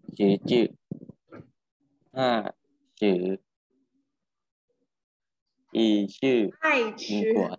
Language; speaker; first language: Chinese; non-native, learner; Thai